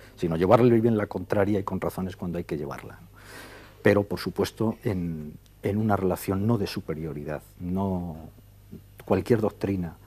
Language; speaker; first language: Spanish; native; Spanish